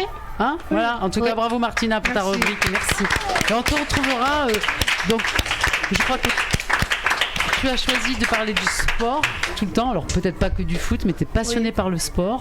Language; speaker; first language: French; native; French